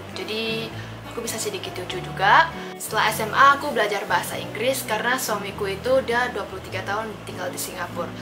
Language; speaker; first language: Indonesian; non-native, local second language; Min Nan Chinese